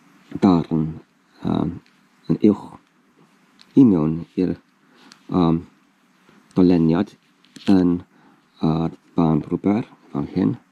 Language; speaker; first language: Welsh; non-native, learner; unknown